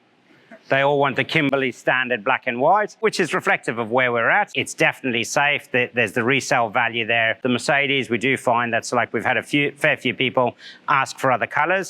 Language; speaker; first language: English; native; English